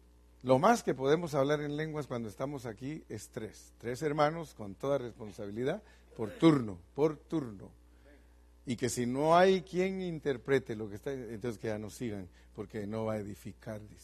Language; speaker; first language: Spanish; native; Spanish